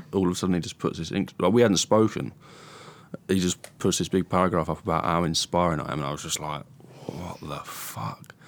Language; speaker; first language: English; native; English